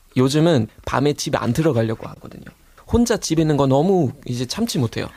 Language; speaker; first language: Korean; non-native, fluent; German